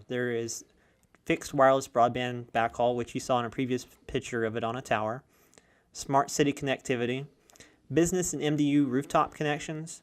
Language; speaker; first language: English; native; English